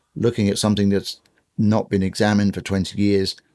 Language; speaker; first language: English; native; English